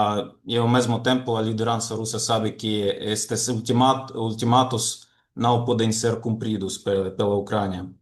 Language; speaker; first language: Portuguese; non-native, fluent; Ukrainian